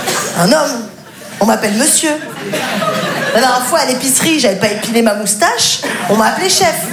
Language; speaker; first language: French; native; French